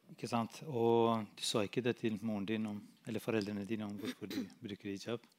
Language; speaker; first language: Norwegian; non-native, fluent; Albanian